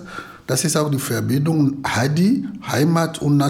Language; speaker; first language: German; non-native, fluent; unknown